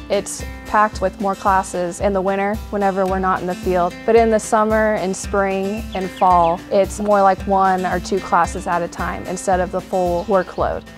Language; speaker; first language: English; native; English